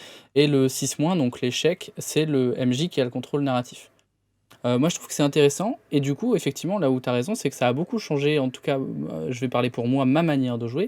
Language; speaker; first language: French; native; French